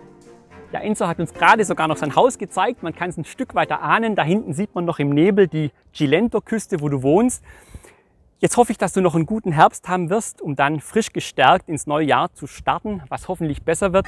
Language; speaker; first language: German; native; German